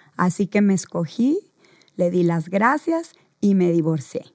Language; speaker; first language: Spanish; native; Spanish